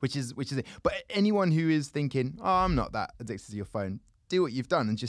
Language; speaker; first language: English; native; English